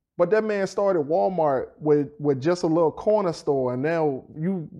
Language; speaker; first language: English; native; English